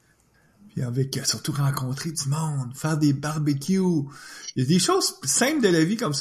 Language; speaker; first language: French; native; French